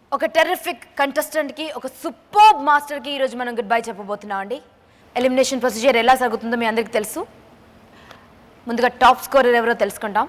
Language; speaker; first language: Telugu; native; Telugu